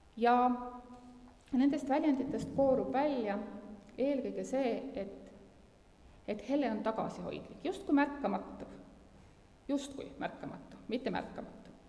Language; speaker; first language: Estonian; native; Estonian